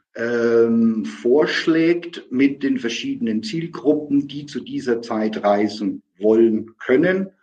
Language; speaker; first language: German; native; German